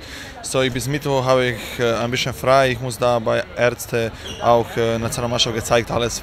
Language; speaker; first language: German; non-native, learner; Croatian